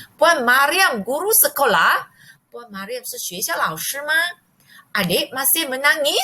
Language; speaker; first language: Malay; non-native, local second language; Chinese